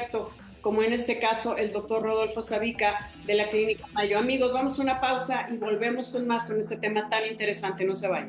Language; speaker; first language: Spanish; native; Spanish